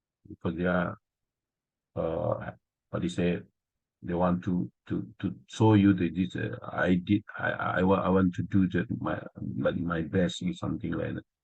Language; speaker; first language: English; non-native, learner; Indonesian